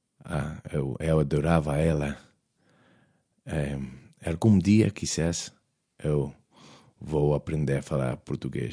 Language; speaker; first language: Portuguese; non-native, learner; Spanish